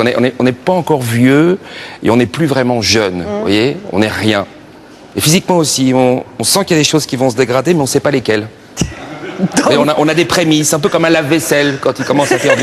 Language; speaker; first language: French; native; French